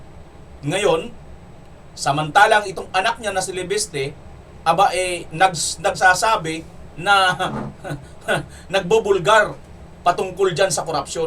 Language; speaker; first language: Filipino; native; Filipino